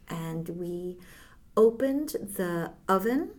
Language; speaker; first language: English; early bilingual, other home language; Cantonese